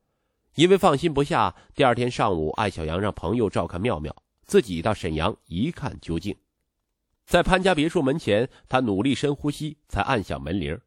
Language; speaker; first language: Chinese; native; Chinese